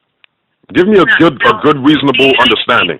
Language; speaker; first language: English; native; English